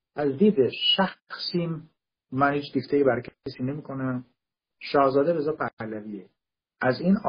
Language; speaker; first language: Persian; non-native, local second language; Kurdish